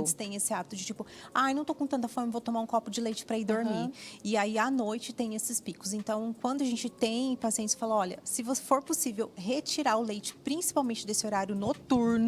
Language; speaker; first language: Portuguese; native; Portuguese